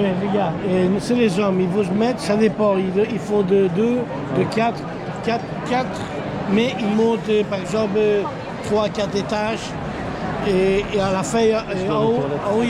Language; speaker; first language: French; non-native, fluent; Spanish